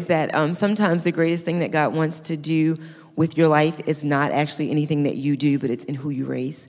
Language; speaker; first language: English; native; English